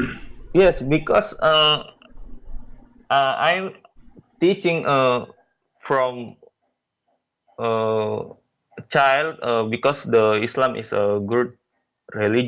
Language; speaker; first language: English; non-native, learner; Indonesian